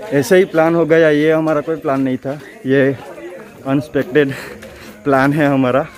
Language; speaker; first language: Hindi; non-native, local second language; Gujarati